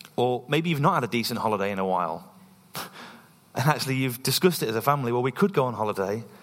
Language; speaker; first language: English; native; English